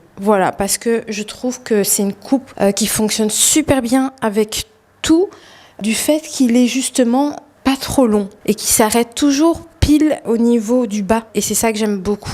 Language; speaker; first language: French; native; French